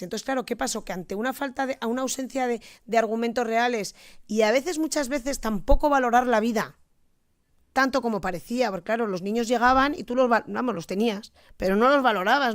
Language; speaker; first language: Spanish; native; Spanish